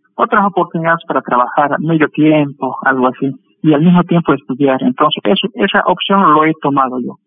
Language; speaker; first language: Spanish; native; Spanish